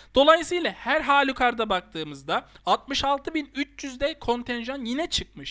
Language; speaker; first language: Turkish; native; Turkish